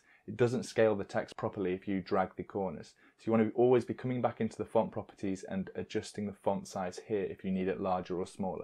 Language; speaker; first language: English; native; English